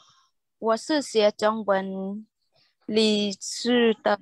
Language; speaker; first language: Chinese; non-native, learner; Khmer